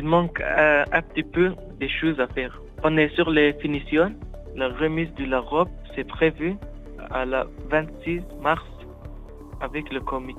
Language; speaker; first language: French; non-native, learner; Arabic